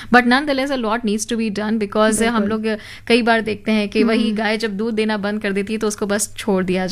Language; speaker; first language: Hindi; native; Hindi